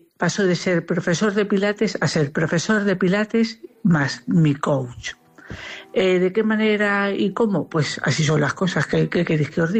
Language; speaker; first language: Spanish; native; Spanish